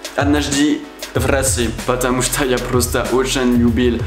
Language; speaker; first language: Russian; non-native, fluent; French